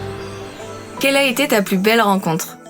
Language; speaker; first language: French; native; French